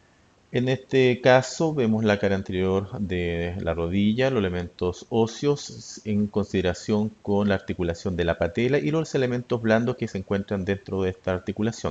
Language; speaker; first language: Spanish; native; Spanish